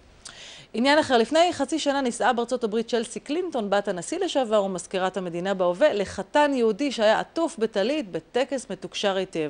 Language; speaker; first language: Hebrew; native; Hebrew